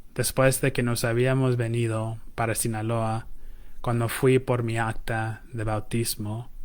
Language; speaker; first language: Spanish; early bilingual, heritage; Spanish